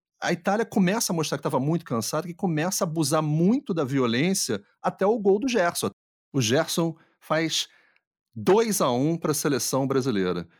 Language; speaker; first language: Portuguese; native; Portuguese